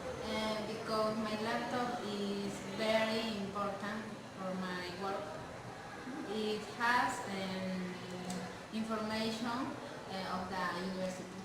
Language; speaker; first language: English; non-native, learner; Spanish